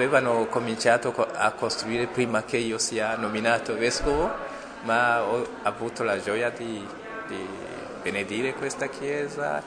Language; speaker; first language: Italian; non-native, fluent; Rundi